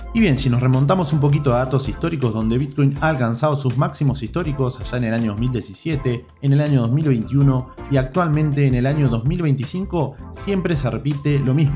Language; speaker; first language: Spanish; native; Spanish